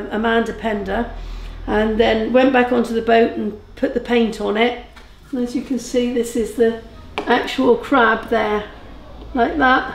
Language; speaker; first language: English; native; English